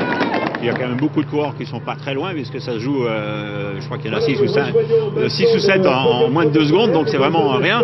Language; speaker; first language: French; native; French